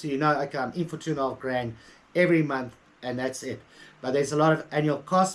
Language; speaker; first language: English; native; English